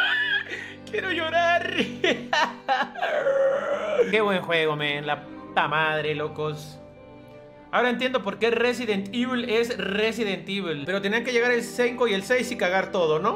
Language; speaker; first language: Spanish; native; Spanish